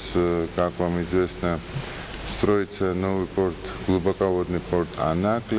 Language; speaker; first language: Russian; non-native, fluent; Georgian